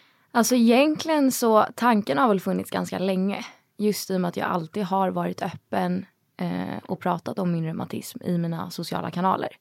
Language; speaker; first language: Swedish; native; Swedish